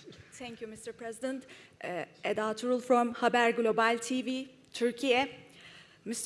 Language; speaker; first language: English; non-native, fluent; Turkish